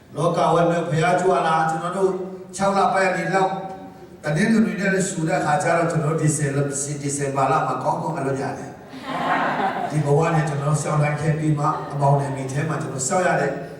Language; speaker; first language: Burmese; non-native, local second language; Tedim Chin